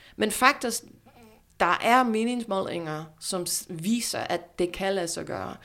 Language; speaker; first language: Danish; non-native, fluent; English